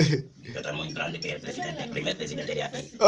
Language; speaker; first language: Spanish; non-native, learner; Haitian Creole